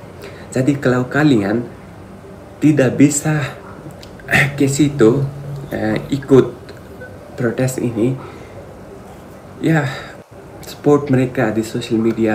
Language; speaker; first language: Indonesian; non-native, fluent; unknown